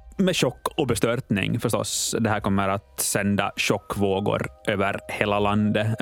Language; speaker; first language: Swedish; native; Swedish